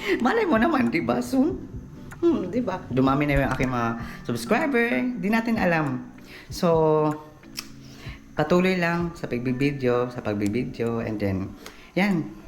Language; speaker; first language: Filipino; non-native, local second language; Waray